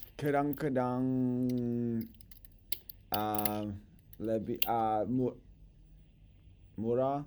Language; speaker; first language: Indonesian; non-native, learner; English